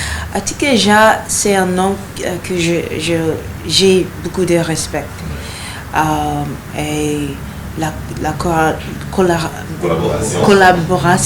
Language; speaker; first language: French; non-native, learner; Yoruba